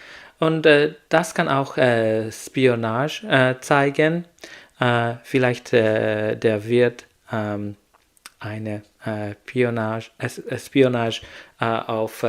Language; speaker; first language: German; non-native, learner; Hungarian